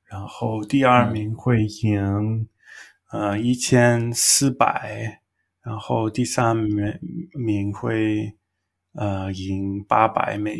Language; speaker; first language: Chinese; non-native, learner; English